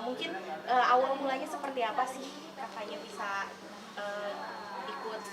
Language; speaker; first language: Indonesian; native; Indonesian